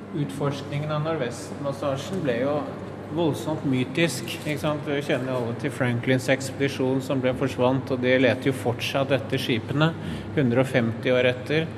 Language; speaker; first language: Norwegian; native; Norwegian